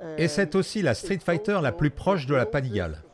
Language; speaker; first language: French; native; French